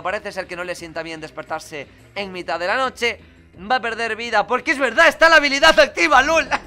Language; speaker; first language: Spanish; native; Spanish